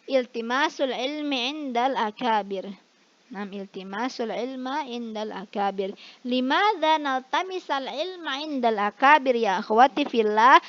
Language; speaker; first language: Arabic; non-native, fluent; Indonesian